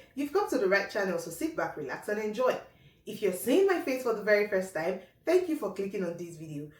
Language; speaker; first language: English; non-native, local second language; Yoruba